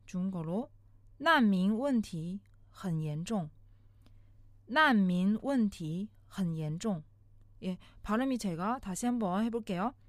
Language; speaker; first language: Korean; non-native, fluent; Chinese